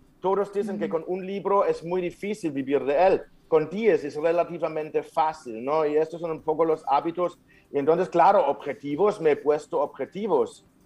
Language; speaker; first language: Spanish; non-native, fluent; German